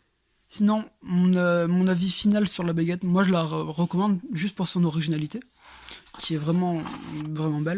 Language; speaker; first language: French; native; French